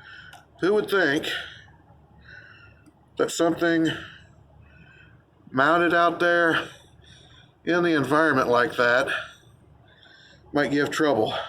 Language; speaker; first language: English; native; English